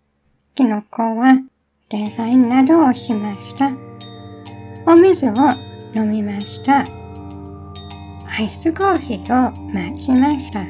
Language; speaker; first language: Japanese; non-native, learner; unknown